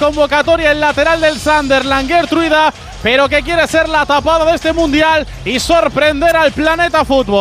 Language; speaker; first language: Spanish; native; Spanish